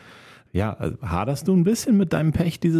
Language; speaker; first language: German; native; German